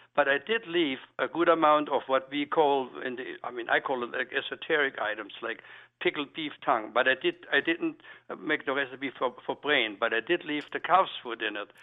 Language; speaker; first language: English; non-native, fluent; German